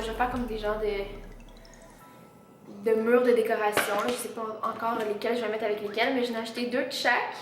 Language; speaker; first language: French; native; French